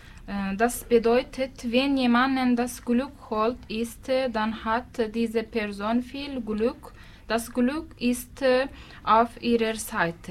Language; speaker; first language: German; non-native, learner; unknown